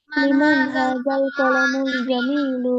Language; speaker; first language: Arabic; non-native, learner; Bangla